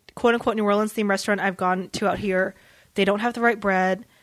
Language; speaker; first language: English; early bilingual, other home language; Vietnamese